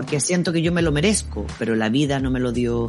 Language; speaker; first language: Spanish; native; Spanish